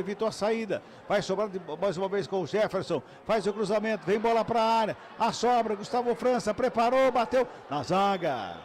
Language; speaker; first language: Portuguese; native; Portuguese